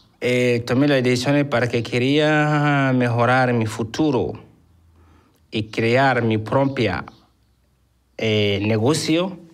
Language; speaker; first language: Spanish; non-native, fluent; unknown